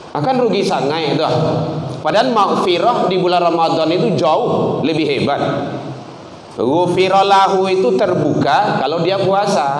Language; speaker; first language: Malay; non-native, local second language; Minangkabau